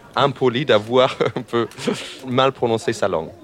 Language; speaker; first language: French; non-native, fluent; English